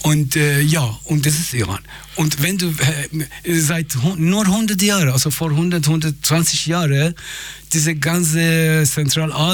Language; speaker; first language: German; non-native, fluent; Persian